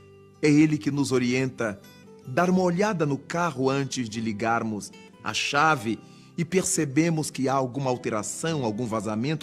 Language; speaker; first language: Portuguese; native; Portuguese